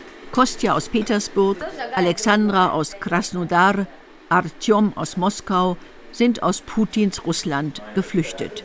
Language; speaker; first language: German; native; German